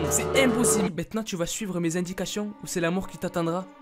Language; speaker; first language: French; native; French